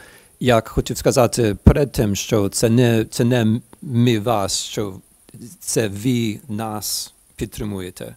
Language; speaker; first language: Ukrainian; non-native, fluent; English